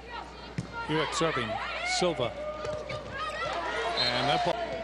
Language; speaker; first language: English; native; English